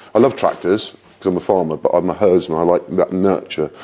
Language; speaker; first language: English; native; English